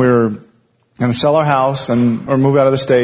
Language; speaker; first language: English; native; English